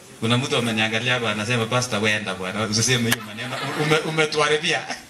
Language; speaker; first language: Swahili; non-native, local second language; Kalenjin